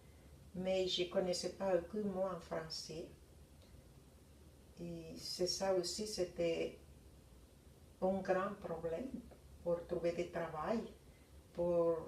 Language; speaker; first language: French; non-native, fluent; Spanish